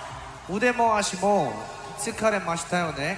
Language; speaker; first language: Japanese; non-native, learner; Korean